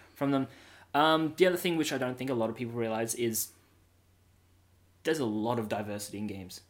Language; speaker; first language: English; native; English